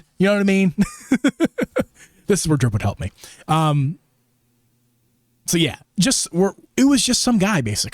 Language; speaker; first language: English; native; English